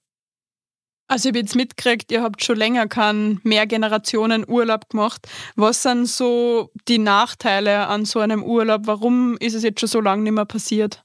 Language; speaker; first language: German; native; German